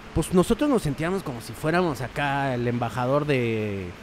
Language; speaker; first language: Spanish; native; Spanish